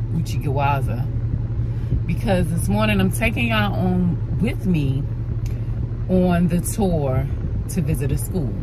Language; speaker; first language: English; native; English